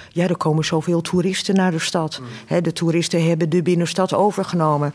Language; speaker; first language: Dutch; early bilingual, other home language; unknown